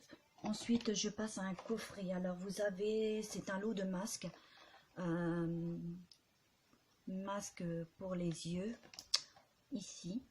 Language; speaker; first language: French; native; French